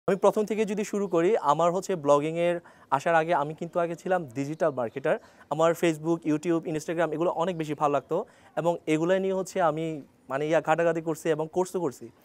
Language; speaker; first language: Bangla; non-native, local second language; Chakma